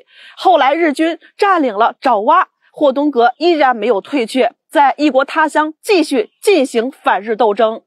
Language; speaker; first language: Chinese; native; Chinese